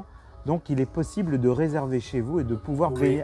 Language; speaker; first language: French; native; French